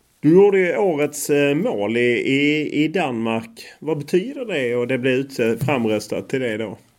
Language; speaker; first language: Swedish; native; Swedish